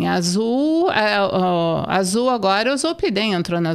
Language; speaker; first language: Portuguese; native; Portuguese